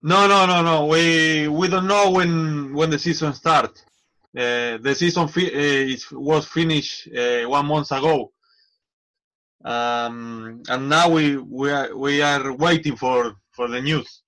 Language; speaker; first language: English; non-native, learner; Spanish